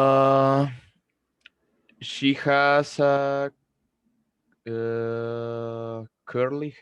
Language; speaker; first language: English; non-native, learner; Spanish